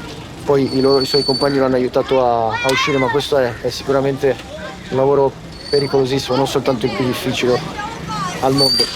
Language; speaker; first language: Italian; native; Italian